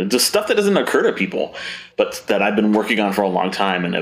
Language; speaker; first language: English; native; English